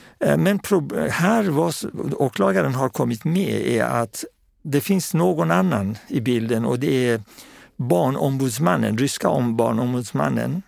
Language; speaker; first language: Swedish; non-native, fluent; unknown